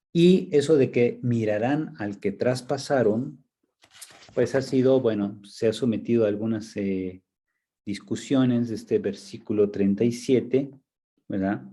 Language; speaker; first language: Spanish; native; Spanish